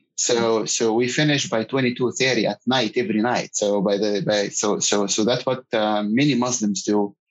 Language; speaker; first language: English; non-native, fluent; Arabic